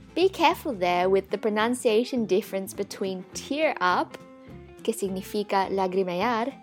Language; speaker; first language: English; native; English